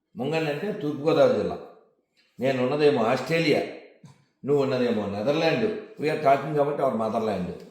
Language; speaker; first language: Telugu; native; Telugu